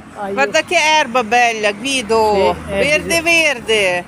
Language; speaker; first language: Italian; non-native, learner; Ukrainian